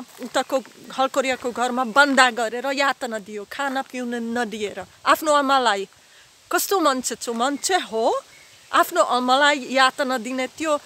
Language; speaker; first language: Nepali; non-native, learner; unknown